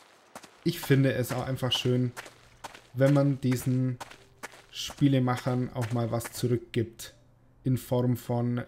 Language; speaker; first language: German; native; German